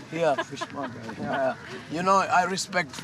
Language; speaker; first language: English; non-native, learner; Swahili